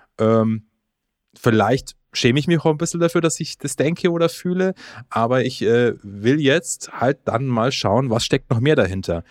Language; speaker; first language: German; early bilingual, other home language; Croatian